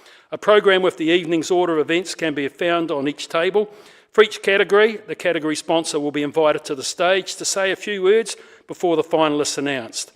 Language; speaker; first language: English; native; English